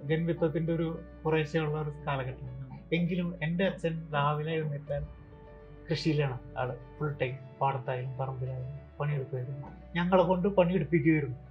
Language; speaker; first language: Malayalam; native; Malayalam